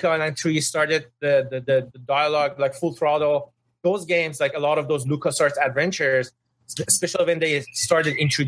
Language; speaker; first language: English; non-native, fluent; Persian